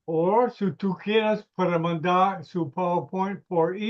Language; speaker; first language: Spanish; non-native, learner; English